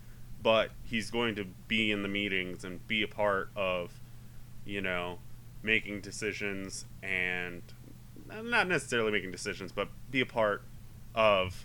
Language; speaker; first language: English; native; English